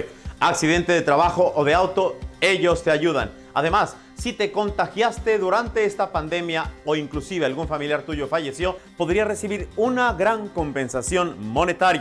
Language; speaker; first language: Spanish; native; Spanish